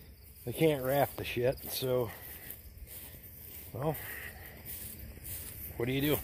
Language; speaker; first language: English; native; English